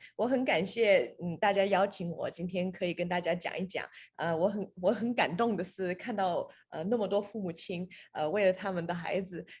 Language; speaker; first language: Chinese; early bilingual, heritage; Chinese